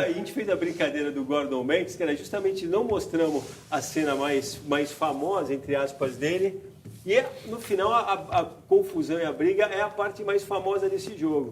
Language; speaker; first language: Portuguese; native; Portuguese